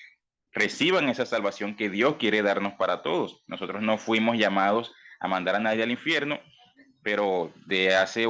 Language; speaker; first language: Spanish; native; Spanish